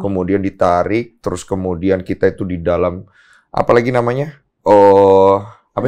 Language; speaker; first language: Indonesian; native; Indonesian